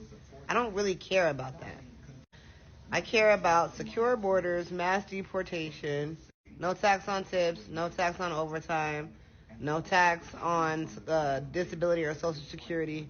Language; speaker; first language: English; native; English